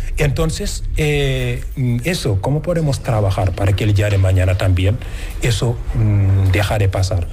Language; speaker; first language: Spanish; non-native, fluent; Wolof